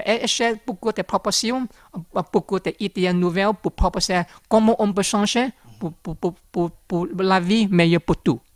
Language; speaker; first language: French; non-native, learner; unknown